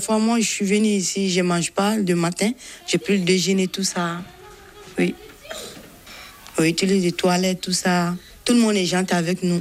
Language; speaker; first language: French; non-native, learner; Bambara